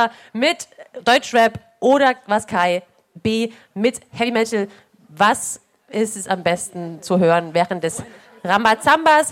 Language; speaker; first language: German; native; German